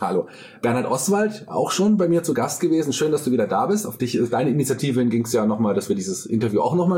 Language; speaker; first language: German; native; German